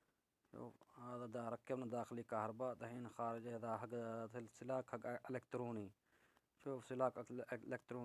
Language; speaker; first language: Arabic; non-native, learner; Urdu